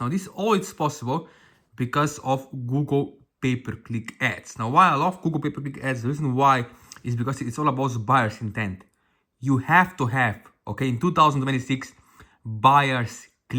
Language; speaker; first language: English; non-native, fluent; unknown